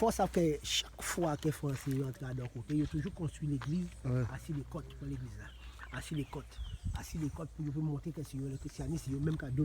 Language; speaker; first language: French; non-native, local second language; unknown